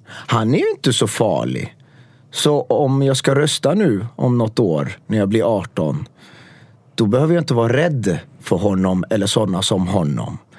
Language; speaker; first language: Swedish; early bilingual, other home language; Persian